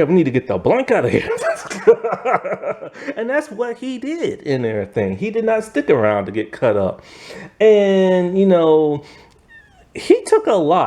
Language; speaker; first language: English; native; English